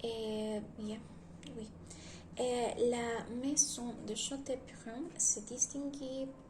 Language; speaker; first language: French; non-native, learner; Spanish